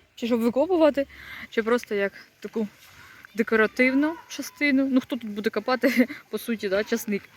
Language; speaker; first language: Ukrainian; native; Ukrainian